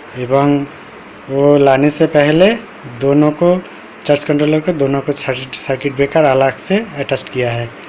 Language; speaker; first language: Hindi; non-native, local second language; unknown